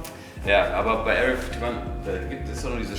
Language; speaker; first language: German; native; German